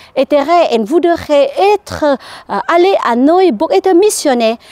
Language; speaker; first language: French; non-native, learner; Vietnamese